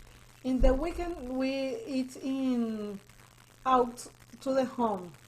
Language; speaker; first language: English; non-native, learner; Spanish